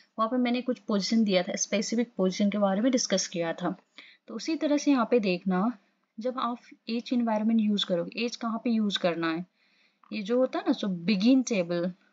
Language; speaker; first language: Hindi; non-native, local second language; Assamese